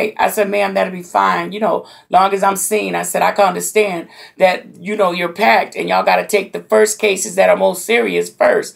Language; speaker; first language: English; native; English